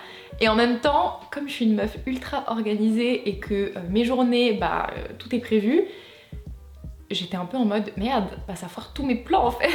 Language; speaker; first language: French; native; French